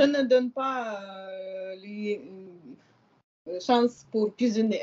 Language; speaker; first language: French; non-native, learner; Ukrainian